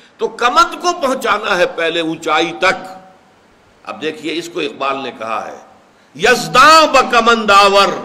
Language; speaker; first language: Urdu; native; Urdu